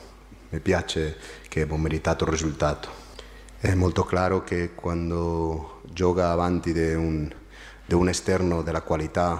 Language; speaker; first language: Italian; non-native, fluent; Spanish